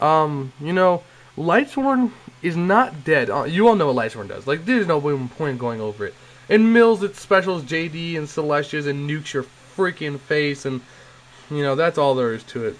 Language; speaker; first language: English; native; English